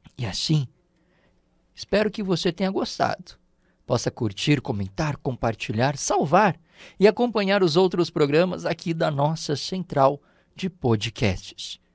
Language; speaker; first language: Portuguese; native; Portuguese